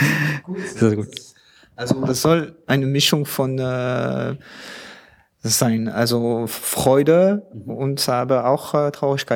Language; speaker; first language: German; non-native, learner; French